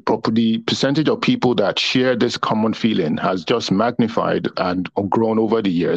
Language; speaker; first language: English; non-native, local second language; Yoruba